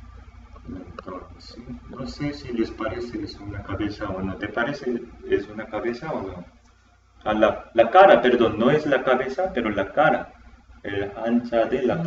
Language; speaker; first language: Spanish; non-native, fluent; Korean